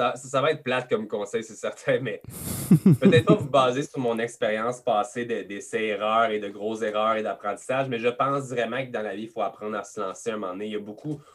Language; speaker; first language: French; native; French